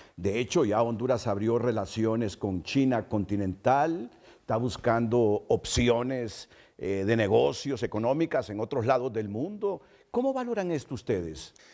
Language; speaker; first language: Spanish; native; Spanish